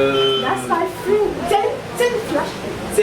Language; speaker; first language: German; non-native, learner; French